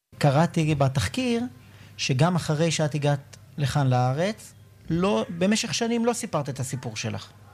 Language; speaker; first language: Hebrew; native; Hebrew